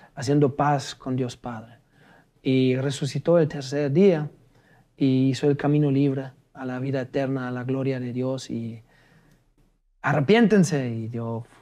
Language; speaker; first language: Spanish; non-native, fluent; German